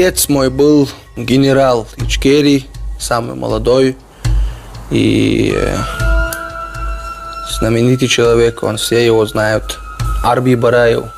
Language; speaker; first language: Russian; non-native, local second language; Chechen